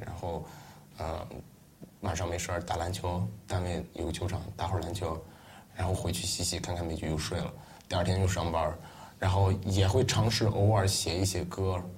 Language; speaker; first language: Chinese; non-native, local second language; Uyghur